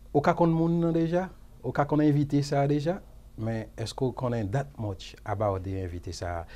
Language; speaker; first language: French; non-native, local second language; Haitian Creole